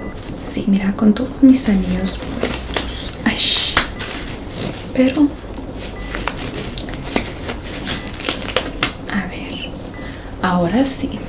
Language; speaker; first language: Spanish; early bilingual, heritage; Spanish